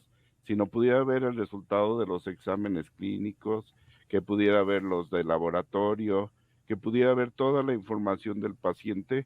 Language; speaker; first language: Spanish; native; Spanish